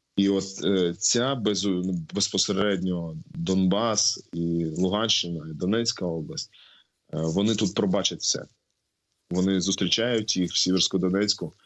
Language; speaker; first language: Ukrainian; non-native, local second language; Russian